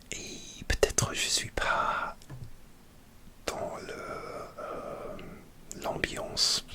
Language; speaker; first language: French; non-native, learner; English